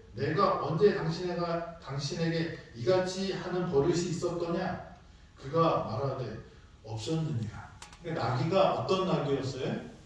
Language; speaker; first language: Korean; native; Korean